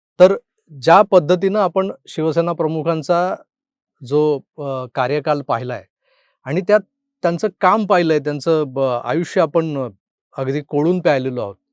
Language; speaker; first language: Marathi; native; Marathi